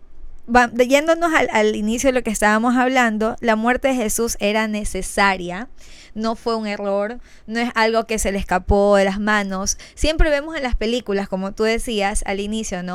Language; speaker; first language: Spanish; native; Spanish